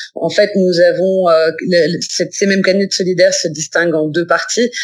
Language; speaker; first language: French; native; French